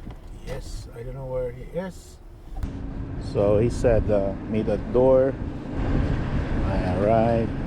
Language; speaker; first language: English; non-native, local second language; Filipino